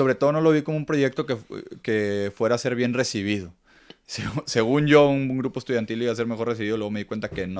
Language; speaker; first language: Spanish; native; Spanish